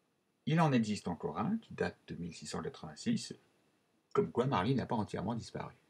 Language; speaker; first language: French; native; French